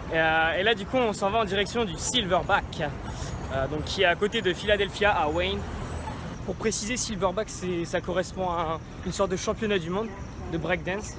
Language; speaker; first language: French; native; French